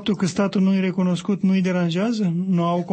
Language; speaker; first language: Romanian; native; Romanian